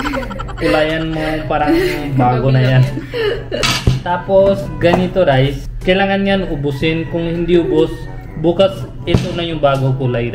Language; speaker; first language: Filipino; non-native, learner; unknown